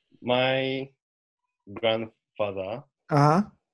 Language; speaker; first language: English; non-native, learner; Japanese